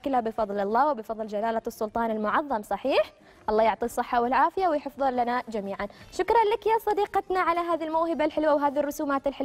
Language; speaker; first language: Arabic; native; Arabic